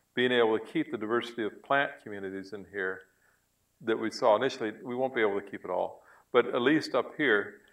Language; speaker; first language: English; native; English